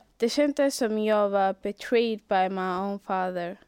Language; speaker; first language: Swedish; non-native, local second language; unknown